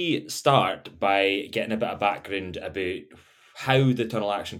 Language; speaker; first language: English; native; English